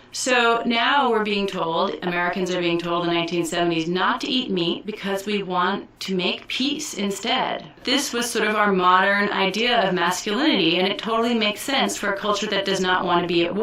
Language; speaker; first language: English; native; English